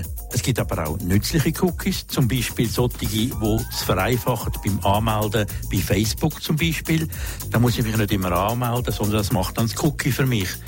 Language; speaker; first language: German; native; German